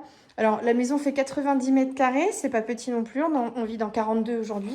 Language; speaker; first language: French; native; French